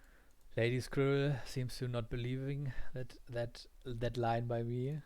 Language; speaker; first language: English; non-native, fluent; German